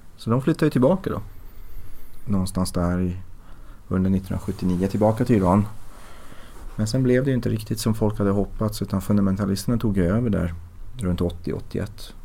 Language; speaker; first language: Swedish; early bilingual, other home language; Persian